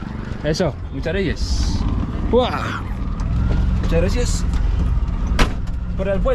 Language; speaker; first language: Spanish; non-native, fluent; English